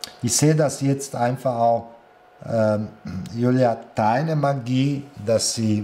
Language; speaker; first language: German; non-native, fluent; Italian